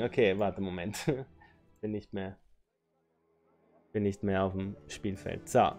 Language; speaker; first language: German; native; German